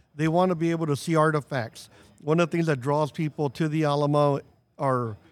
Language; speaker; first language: English; native; English